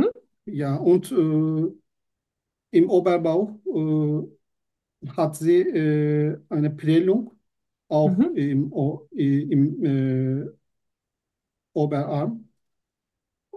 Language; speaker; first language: German; non-native, learner; Turkish